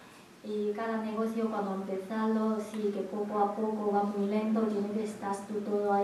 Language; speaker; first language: Spanish; non-native, learner; Chinese